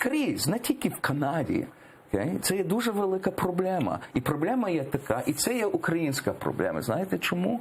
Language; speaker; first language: Ukrainian; early bilingual, heritage; English